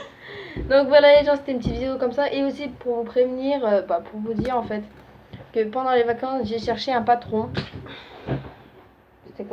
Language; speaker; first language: French; native; French